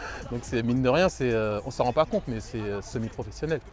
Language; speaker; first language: French; native; French